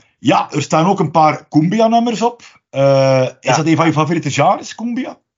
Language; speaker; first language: Dutch; native; Dutch